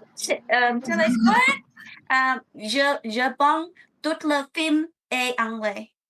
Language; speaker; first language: French; non-native, learner; Vietnamese